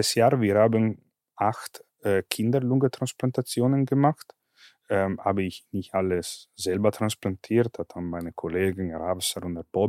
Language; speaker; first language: German; non-native, fluent; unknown